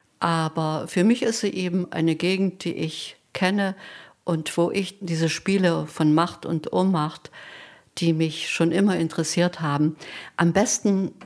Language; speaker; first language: German; non-native, local second language; Upper Sorbian